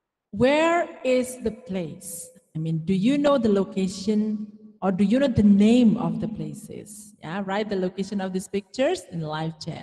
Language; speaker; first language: English; non-native, fluent; Indonesian